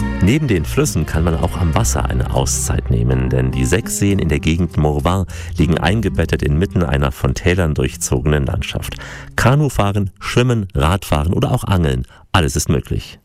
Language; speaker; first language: German; native; German